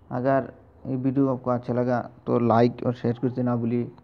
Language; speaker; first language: Hindi; non-native, learner; Bangla